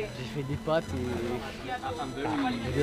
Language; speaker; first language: French; native; French